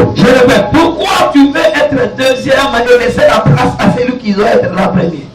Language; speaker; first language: French; non-native, local second language; Lingala